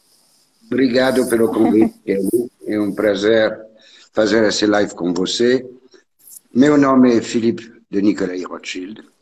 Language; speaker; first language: Portuguese; non-native, learner; French